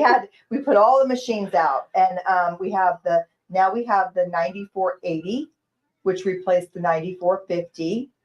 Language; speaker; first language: English; native; English